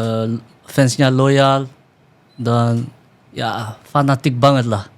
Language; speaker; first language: Indonesian; early bilingual, heritage; Dutch